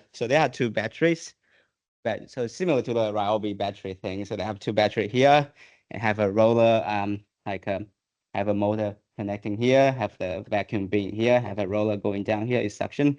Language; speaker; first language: English; non-native, fluent; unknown